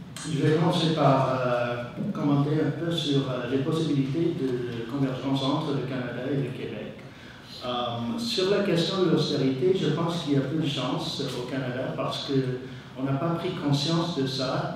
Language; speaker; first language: French; non-native, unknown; English